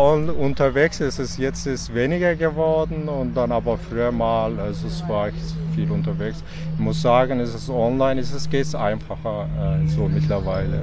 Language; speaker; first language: German; non-native, fluent; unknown